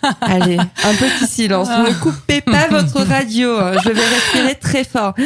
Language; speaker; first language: French; native; French